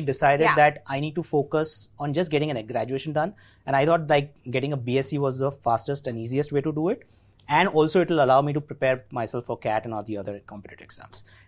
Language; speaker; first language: English; non-native, local second language; Gujarati